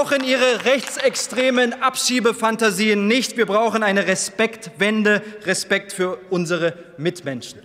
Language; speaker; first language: German; early bilingual, other home language; Turkish